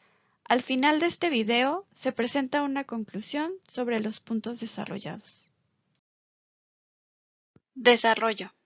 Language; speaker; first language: Spanish; native; Spanish